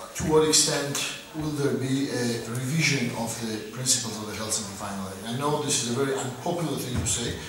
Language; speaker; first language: English; non-native, fluent; Georgian